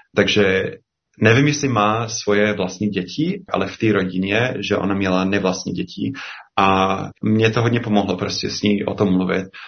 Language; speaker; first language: Czech; non-native, fluent; English